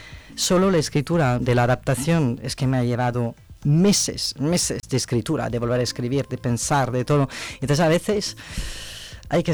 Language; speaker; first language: Spanish; non-native, fluent; French